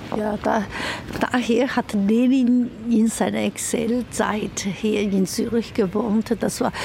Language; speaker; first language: German; non-native, fluent; Chinese